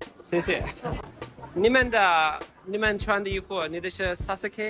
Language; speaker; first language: Chinese; non-native, learner; Turkish